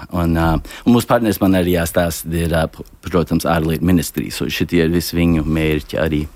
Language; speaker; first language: Latvian; early bilingual, heritage; Latvian